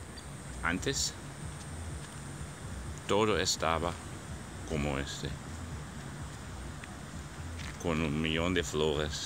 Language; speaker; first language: Spanish; non-native, learner; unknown